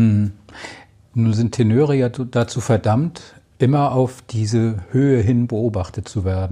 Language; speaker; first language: German; native; German